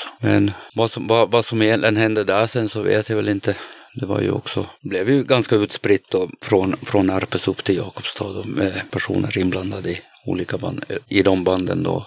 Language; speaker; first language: Swedish; native; Swedish